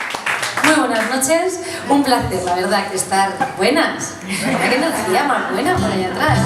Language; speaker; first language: Spanish; native; Spanish